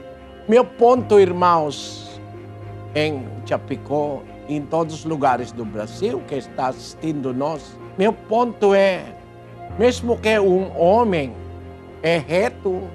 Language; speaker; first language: Portuguese; non-native, learner; Filipino